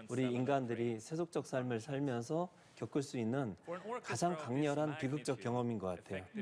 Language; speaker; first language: Korean; native; Korean